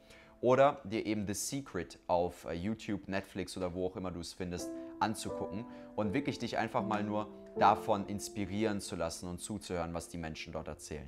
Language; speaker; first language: German; native; German